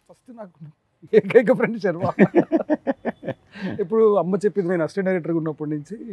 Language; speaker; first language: Telugu; native; Telugu